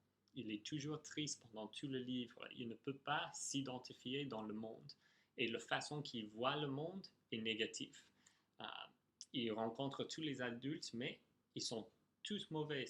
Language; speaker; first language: French; non-native, fluent; English